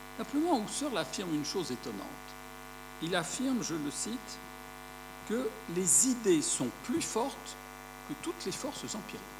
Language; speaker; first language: French; native; French